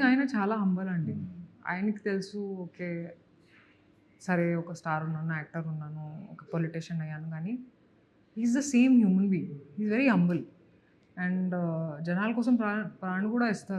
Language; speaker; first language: Telugu; non-native, fluent; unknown